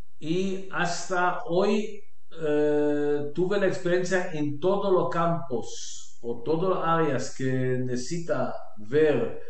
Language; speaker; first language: Spanish; non-native, learner; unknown